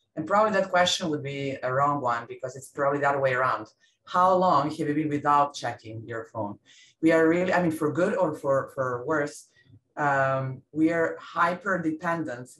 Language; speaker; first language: English; non-native, fluent; Serbian